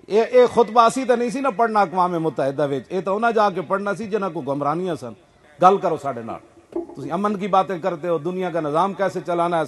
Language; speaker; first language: Urdu; non-native, local second language; Punjabi